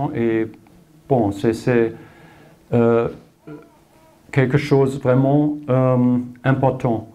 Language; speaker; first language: French; non-native, learner; German